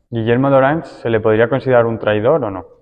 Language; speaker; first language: Spanish; native; Spanish